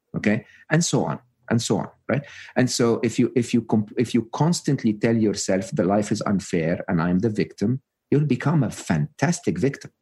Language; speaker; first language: English; non-native, fluent; Arabic